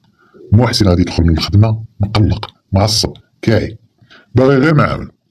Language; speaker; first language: Arabic; native; Arabic